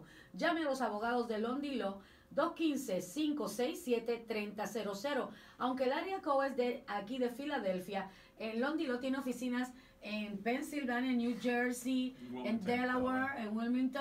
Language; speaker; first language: Spanish; native; Spanish